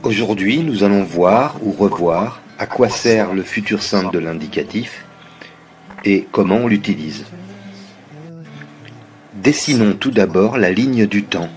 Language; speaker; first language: French; non-native, fluent; Kazakh